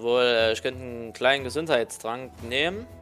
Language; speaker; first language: German; native; German